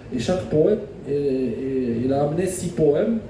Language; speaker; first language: French; non-native, local second language; Arabic